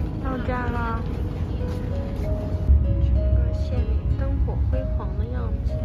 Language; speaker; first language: Chinese; native; Chinese